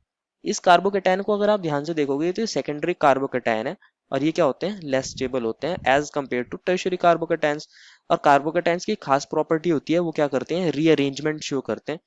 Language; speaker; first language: Hindi; native; Hindi